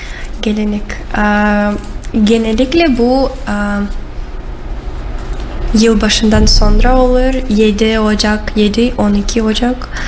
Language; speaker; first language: Turkish; non-native, learner; Russian